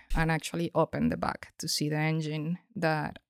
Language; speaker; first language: English; non-native, fluent; Spanish